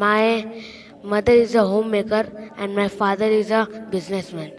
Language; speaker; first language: English; non-native, learner; Hindi